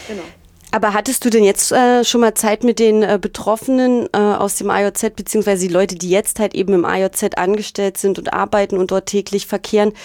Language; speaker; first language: German; native; German